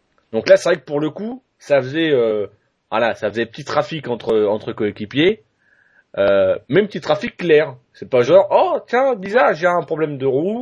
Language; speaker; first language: French; native; French